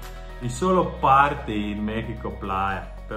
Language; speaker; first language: Spanish; non-native, learner; Croatian